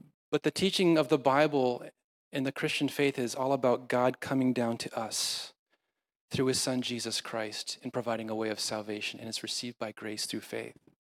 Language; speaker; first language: English; native; English